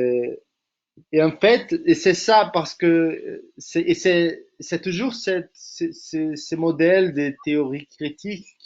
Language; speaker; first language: French; non-native, fluent; Portuguese